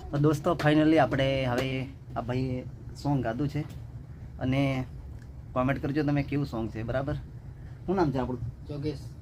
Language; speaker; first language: Gujarati; native; Gujarati